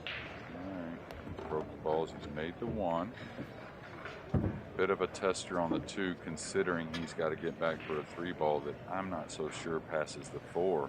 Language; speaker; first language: English; native; English